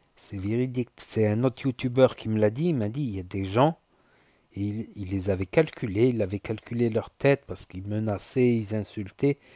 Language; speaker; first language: French; native; French